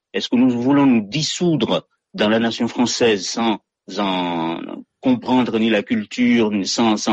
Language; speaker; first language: French; non-native, local second language; Malagasy